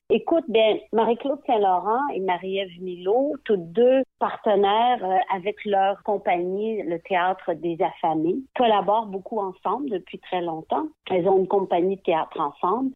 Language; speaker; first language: French; native; French